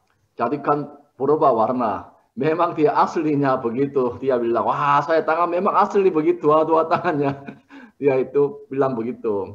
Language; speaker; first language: Indonesian; non-native, learner; Korean